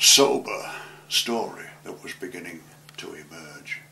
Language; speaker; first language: English; native; English